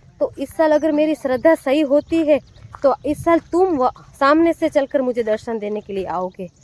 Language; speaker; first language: Hindi; non-native, local second language; Gujarati